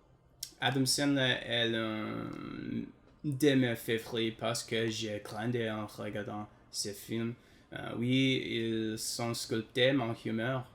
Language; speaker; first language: French; non-native, learner; English